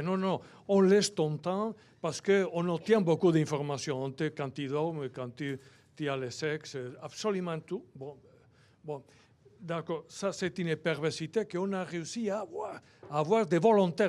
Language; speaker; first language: French; non-native, fluent; Spanish